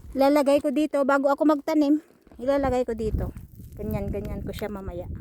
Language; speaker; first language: Filipino; non-native, local second language; Iloko